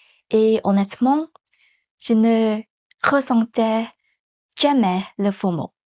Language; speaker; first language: French; non-native, learner; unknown